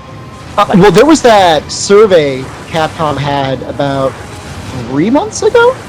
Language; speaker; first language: English; native; English